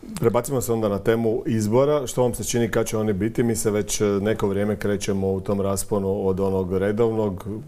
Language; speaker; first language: Croatian; native; Croatian